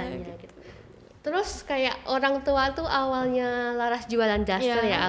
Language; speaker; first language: Indonesian; native; Indonesian